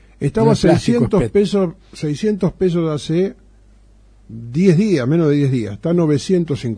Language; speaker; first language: Spanish; native; Spanish